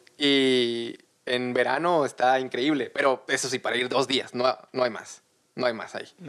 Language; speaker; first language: Spanish; native; Spanish